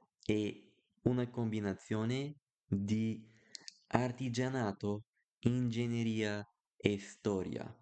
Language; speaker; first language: Italian; non-native, learner; Bulgarian